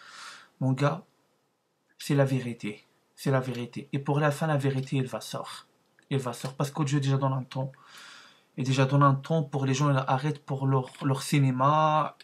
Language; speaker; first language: French; non-native, learner; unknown